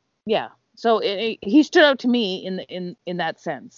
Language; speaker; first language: English; native; English